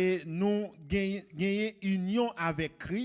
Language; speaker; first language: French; non-native, local second language; Haitian Creole